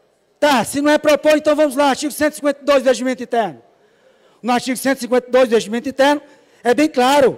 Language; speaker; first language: Portuguese; native; Portuguese